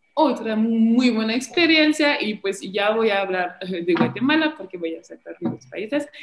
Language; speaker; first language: Spanish; non-native, fluent; French